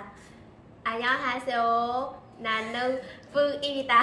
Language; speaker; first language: Korean; non-native, learner; Vietnamese